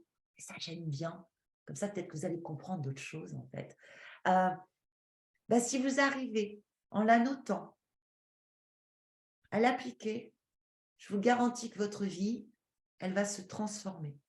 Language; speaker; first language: French; native; French